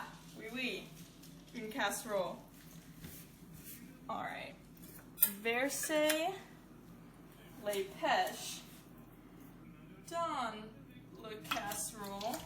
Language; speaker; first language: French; non-native, learner; English